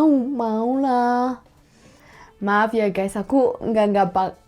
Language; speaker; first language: Indonesian; non-native, fluent; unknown